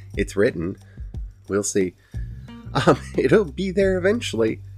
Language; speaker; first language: English; native; English